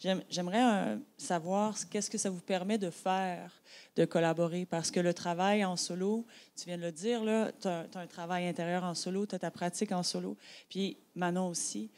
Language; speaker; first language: French; native; French